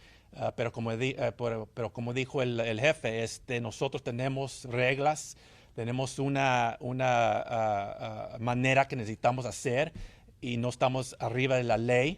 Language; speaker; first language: Spanish; early bilingual, heritage; Spanish